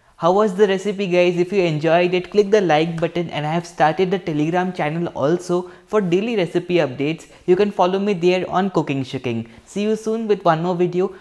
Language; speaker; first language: English; non-native, local second language; Hindi